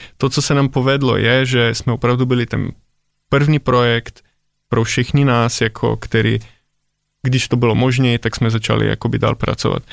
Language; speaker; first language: Czech; non-native, fluent; Slovenian